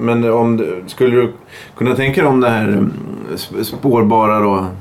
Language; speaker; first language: Swedish; native; Swedish